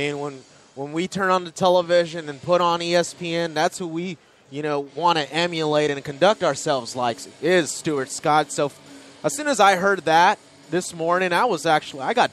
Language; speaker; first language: English; native; English